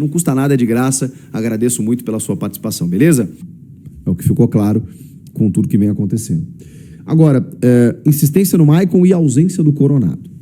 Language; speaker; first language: Portuguese; native; Portuguese